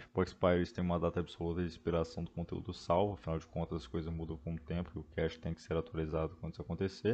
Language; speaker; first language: Portuguese; native; Portuguese